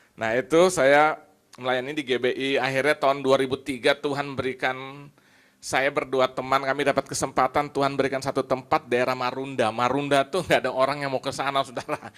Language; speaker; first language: Indonesian; native; Indonesian